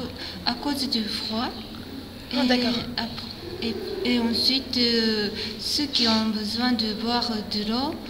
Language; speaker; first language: French; non-native, fluent; Japanese